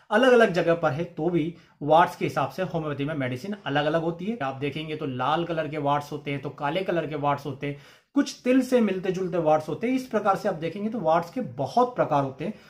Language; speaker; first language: Hindi; native; Hindi